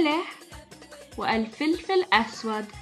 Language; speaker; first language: Arabic; non-native, learner; English